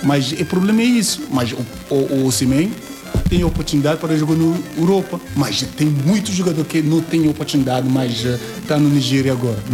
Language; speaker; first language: Portuguese; non-native, learner; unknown